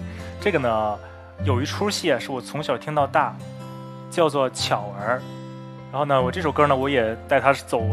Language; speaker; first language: Chinese; native; Chinese